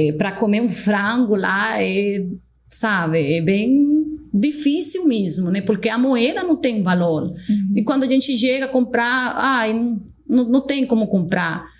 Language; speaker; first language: Portuguese; non-native, fluent; Spanish